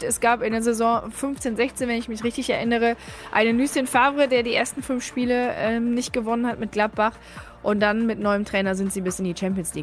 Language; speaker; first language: German; native; German